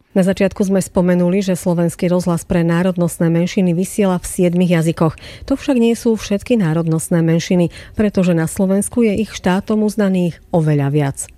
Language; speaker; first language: Slovak; native; Slovak